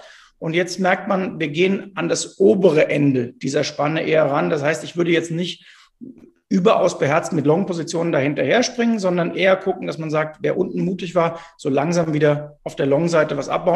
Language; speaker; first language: German; native; German